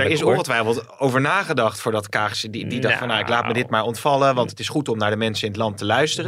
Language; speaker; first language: Dutch; native; Dutch